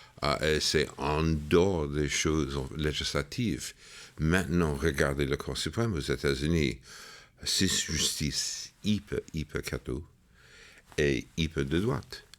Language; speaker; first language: French; non-native, fluent; English